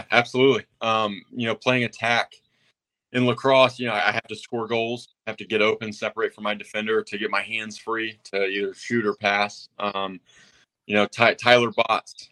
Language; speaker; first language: English; native; English